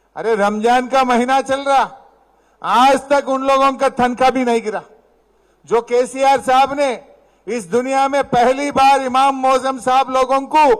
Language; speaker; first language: Hindi; non-native, local second language; Telugu